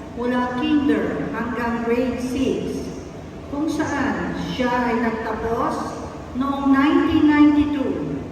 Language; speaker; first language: Filipino; native; Filipino